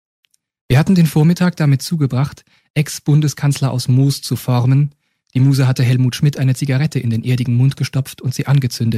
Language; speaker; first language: German; native; German